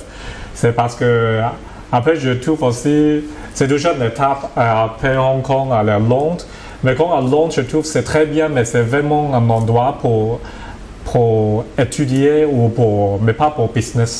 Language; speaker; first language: French; non-native, learner; Cantonese